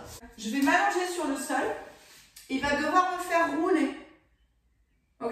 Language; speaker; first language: French; native; French